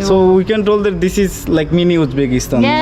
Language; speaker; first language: English; non-native, learner; Bangla